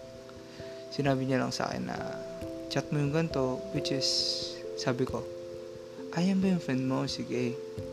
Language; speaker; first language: English; non-native, local second language; Filipino